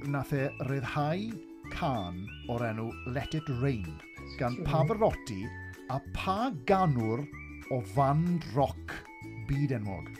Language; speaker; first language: Welsh; native; Welsh